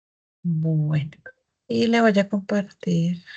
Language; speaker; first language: Spanish; native; Spanish